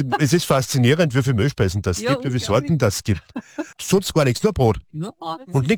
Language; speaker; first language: German; native; German